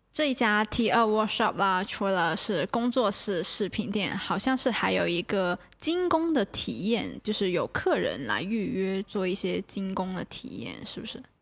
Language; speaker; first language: Chinese; non-native, local second language; Cantonese